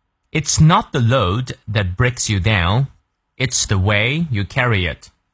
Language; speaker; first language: English; non-native, fluent; Chinese